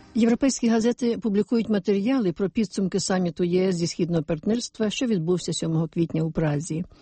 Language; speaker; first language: Ukrainian; native; Ukrainian